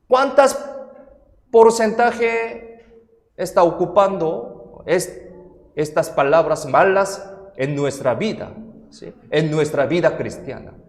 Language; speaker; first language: Spanish; non-native, fluent; Korean